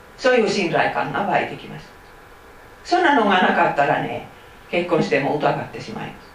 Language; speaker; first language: Japanese; non-native, fluent; Finnish